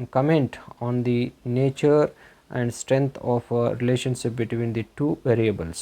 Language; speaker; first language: English; non-native, local second language; Kannada